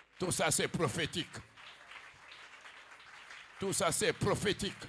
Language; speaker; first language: French; non-native, local second language; Lingala